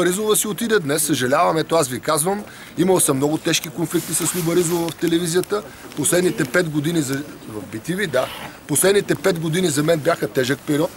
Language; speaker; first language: Bulgarian; native; Bulgarian